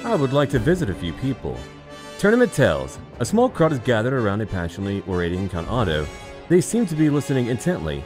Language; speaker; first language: English; native; English